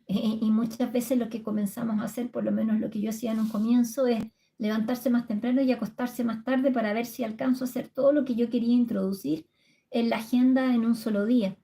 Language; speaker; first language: Spanish; native; Spanish